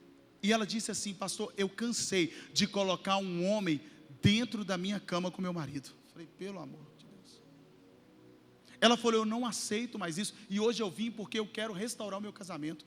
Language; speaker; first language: Portuguese; native; Portuguese